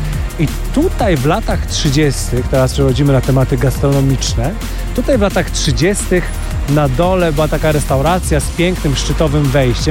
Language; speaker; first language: Polish; native; Polish